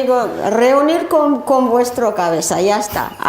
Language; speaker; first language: Spanish; non-native, learner; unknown